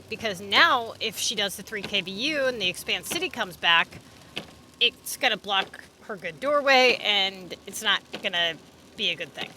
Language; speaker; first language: English; native; English